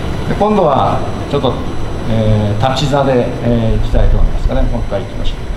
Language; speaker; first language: Japanese; native; Japanese